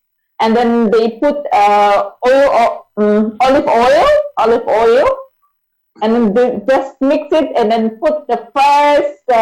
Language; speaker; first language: English; non-native, learner; Indonesian